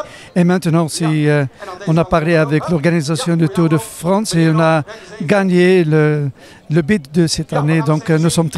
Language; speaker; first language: French; non-native, fluent; Riffian